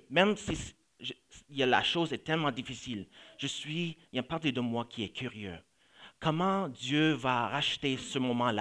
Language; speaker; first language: French; non-native, fluent; English